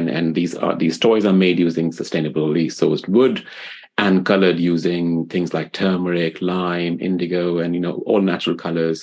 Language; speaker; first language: English; non-native, local second language; Hindi